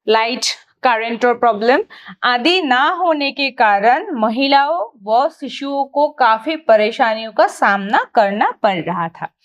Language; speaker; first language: Hindi; non-native, local second language; Assamese